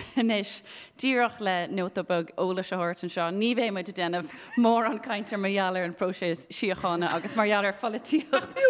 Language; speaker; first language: Irish; native; Irish